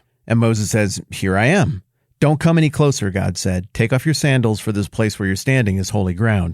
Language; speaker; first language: English; native; English